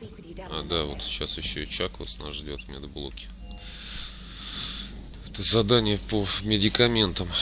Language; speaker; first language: Russian; native; Russian